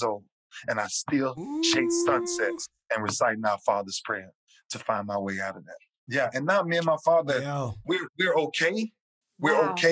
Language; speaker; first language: English; native; English